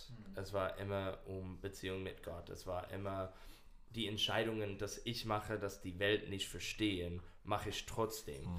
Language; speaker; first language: German; non-native, learner; English